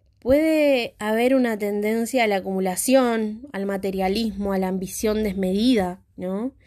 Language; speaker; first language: Spanish; native; Spanish